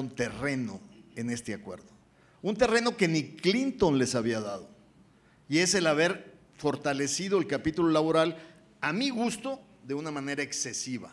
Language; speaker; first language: Spanish; native; Spanish